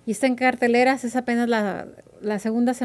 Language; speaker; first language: Spanish; native; Spanish